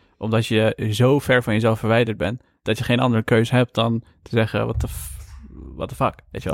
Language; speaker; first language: Dutch; early bilingual, other home language; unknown